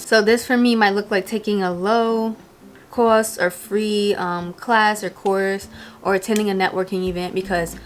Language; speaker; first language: English; native; English